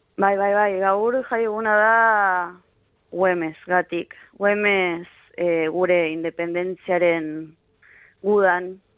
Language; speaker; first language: Basque; non-native, fluent; Spanish